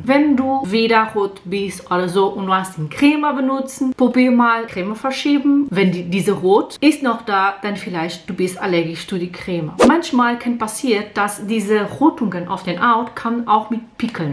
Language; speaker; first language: German; non-native, learner; Portuguese